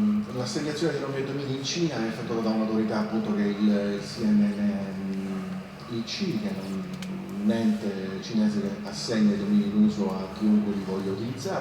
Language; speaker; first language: Italian; native; Italian